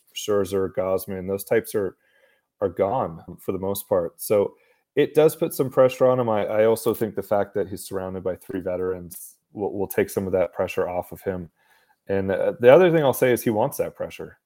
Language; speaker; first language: English; native; English